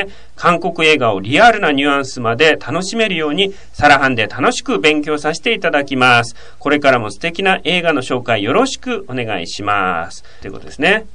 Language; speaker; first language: Japanese; native; Japanese